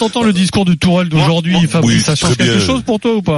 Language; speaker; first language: French; native; French